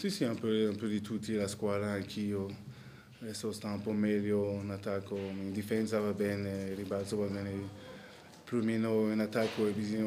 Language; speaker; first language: Italian; non-native, learner; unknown